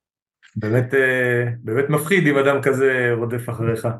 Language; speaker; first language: Hebrew; native; Hebrew